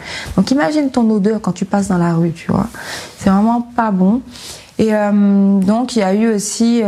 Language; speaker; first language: French; native; French